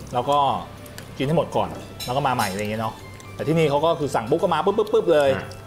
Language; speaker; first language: Thai; native; Thai